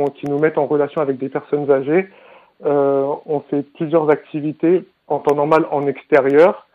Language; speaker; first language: French; native; French